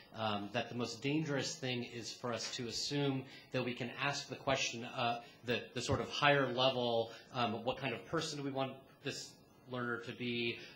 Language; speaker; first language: English; native; English